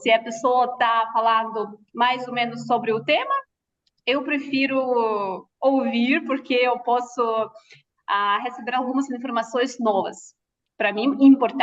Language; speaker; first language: Portuguese; non-native, fluent; Russian